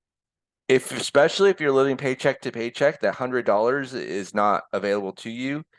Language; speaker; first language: English; early bilingual, other home language; Korean